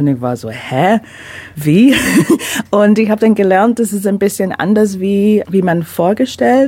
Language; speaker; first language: German; non-native, fluent; English